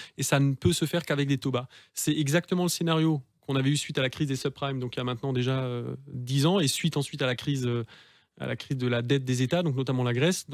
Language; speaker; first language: French; native; French